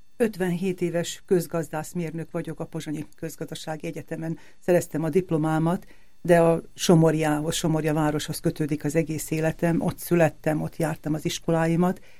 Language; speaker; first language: Hungarian; native; Hungarian